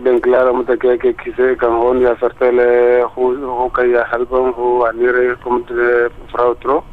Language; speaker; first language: Dutch; non-native, learner; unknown